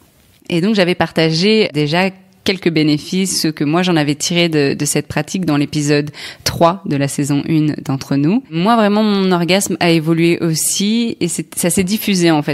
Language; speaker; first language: French; native; French